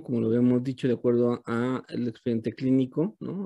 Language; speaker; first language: Spanish; native; Spanish